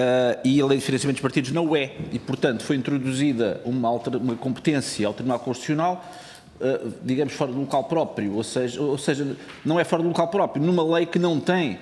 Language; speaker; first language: Portuguese; native; Portuguese